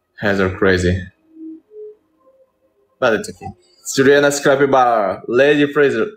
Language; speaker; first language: English; non-native, learner; Russian